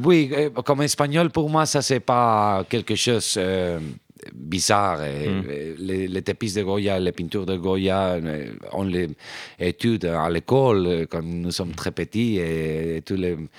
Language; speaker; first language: French; non-native, fluent; Spanish